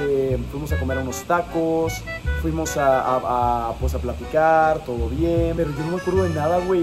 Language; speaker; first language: Spanish; native; Spanish